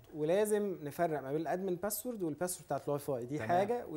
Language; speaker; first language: Arabic; native; Arabic